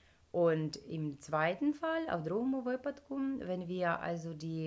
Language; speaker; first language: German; non-native, fluent; Ukrainian